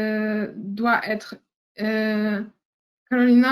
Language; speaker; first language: French; non-native, learner; Polish